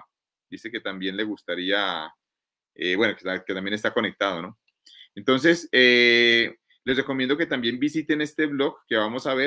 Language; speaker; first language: Spanish; native; Spanish